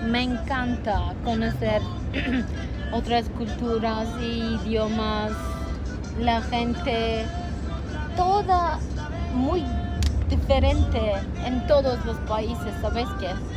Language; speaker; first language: Spanish; non-native, learner; Turkish